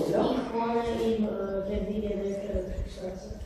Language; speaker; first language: German; non-native, learner; Croatian